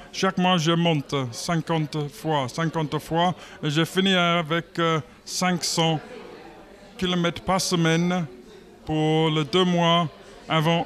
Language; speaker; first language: French; non-native, learner; English